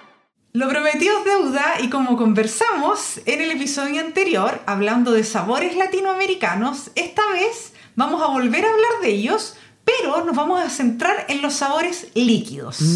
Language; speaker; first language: Spanish; native; Spanish